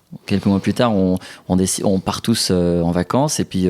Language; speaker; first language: French; native; French